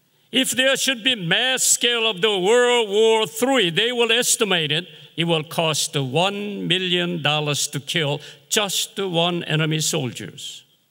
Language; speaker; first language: English; non-native, fluent; Korean